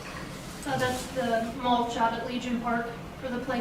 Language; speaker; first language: English; native; English